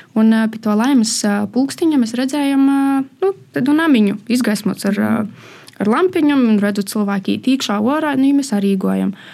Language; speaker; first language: Latvian; native; Latvian